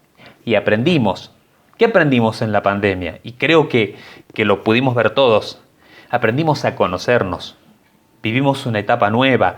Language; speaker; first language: Spanish; native; Spanish